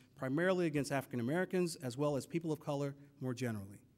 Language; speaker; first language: English; native; English